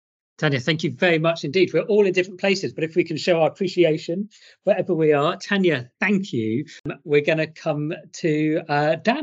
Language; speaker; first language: English; native; English